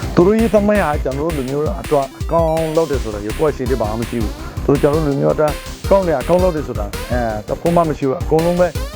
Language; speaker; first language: Burmese; non-native, local second language; Rohingya